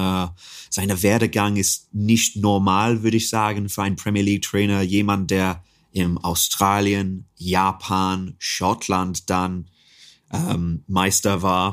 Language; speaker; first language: German; non-native, fluent; English